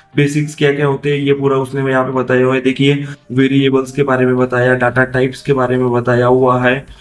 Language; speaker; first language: Hindi; non-native, local second language; Marathi